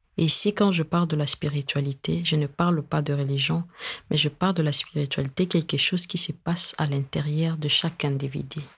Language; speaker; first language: French; non-native, local second language; Lingala